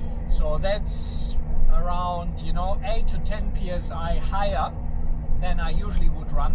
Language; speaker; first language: English; native; English